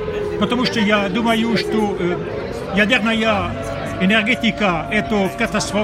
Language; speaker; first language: Russian; non-native, fluent; French